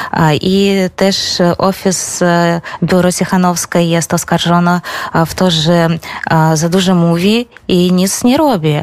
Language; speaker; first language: Polish; non-native, fluent; Belarusian